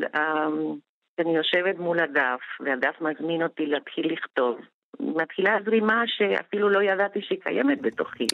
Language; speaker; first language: Hebrew; non-native, fluent; Spanish